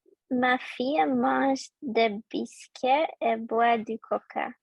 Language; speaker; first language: French; non-native, learner; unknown